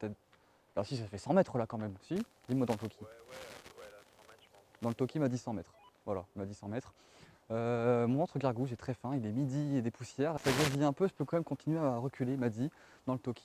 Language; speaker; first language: French; native; French